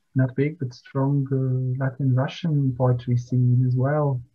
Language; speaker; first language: English; non-native, fluent; Latvian